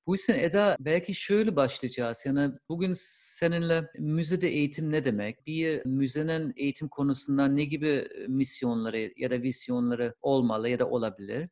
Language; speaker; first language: Turkish; non-native, fluent; German